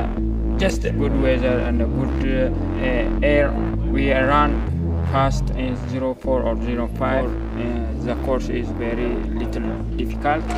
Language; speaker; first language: English; non-native, learner; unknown